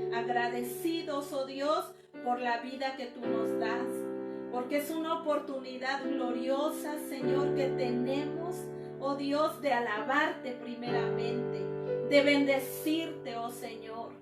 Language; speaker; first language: Spanish; native; Spanish